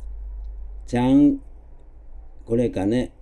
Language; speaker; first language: Japanese; native; Japanese